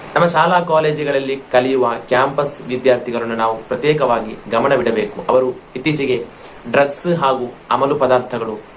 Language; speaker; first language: Kannada; non-native, local second language; Malayalam